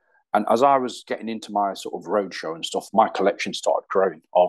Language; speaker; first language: English; native; English